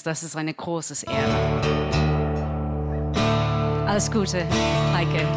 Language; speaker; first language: German; non-native, learner; English